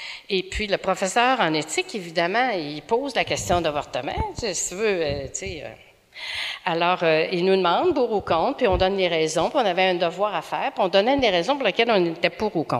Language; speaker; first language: French; native; French